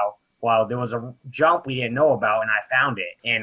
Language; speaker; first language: English; native; English